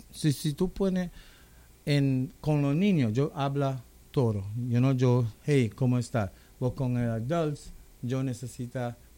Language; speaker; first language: Spanish; non-native, local second language; English